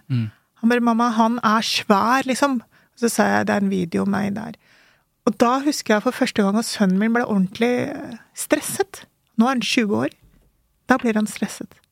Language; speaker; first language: Norwegian; early bilingual, other home language; Urdu